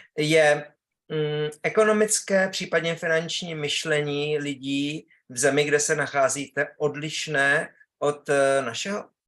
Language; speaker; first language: Czech; native; Czech